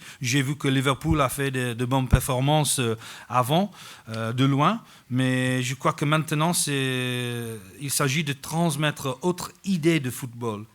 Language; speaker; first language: French; non-native, fluent; English